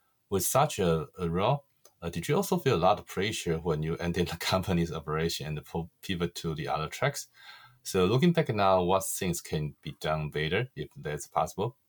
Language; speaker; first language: English; non-native, fluent; Chinese